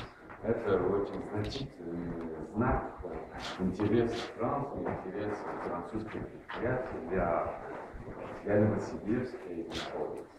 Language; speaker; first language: Russian; non-native, fluent; French